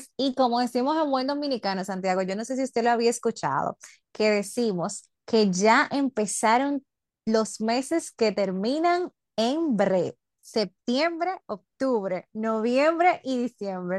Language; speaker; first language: Spanish; native; Spanish